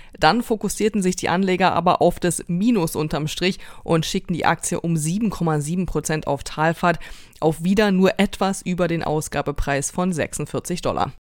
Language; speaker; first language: German; native; German